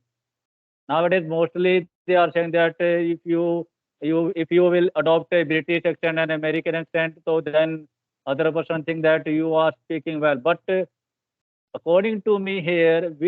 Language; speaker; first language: English; non-native, learner; Hindi